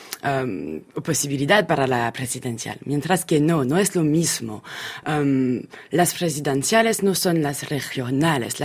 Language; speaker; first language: Spanish; non-native, fluent; French